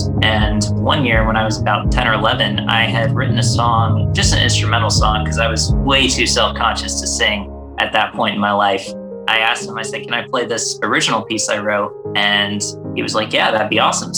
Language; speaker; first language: English; native; English